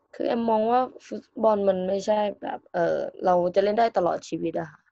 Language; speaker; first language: Thai; native; Thai